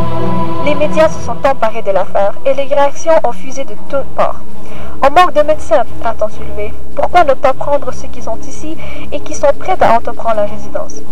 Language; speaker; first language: French; native; French